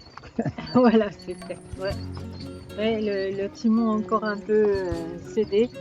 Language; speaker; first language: French; native; French